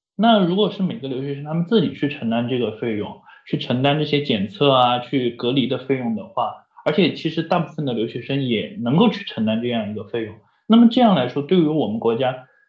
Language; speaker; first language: Chinese; native; Chinese